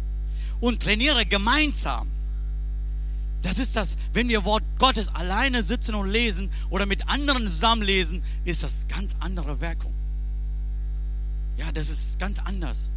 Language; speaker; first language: German; non-native, learner; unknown